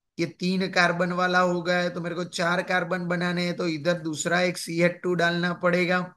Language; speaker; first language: Hindi; non-native, local second language; Gujarati